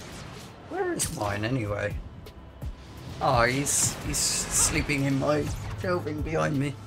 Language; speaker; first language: English; native; English